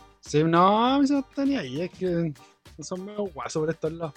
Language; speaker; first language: Spanish; native; Spanish